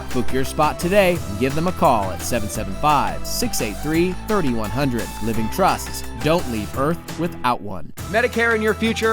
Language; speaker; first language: English; native; English